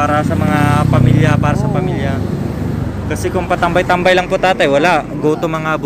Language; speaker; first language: Filipino; native; Filipino